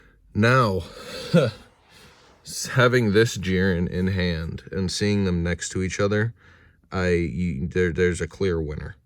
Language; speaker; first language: English; native; English